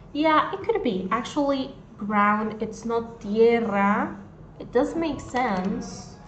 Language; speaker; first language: English; non-native, fluent; Spanish